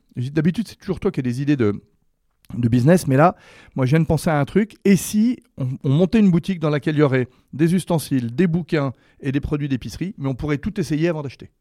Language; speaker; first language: French; native; French